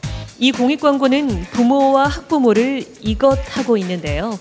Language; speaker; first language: Korean; native; Korean